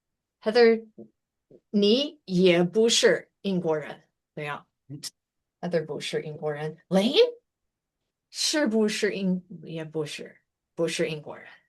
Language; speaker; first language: Chinese; non-native, fluent; English